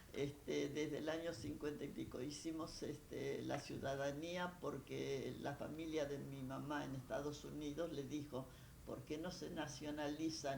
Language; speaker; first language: Spanish; early bilingual, other home language; Yiddish